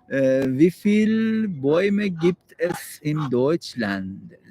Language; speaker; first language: German; non-native, learner; Persian